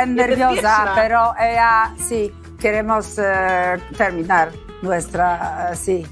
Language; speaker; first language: Spanish; non-native, learner; Polish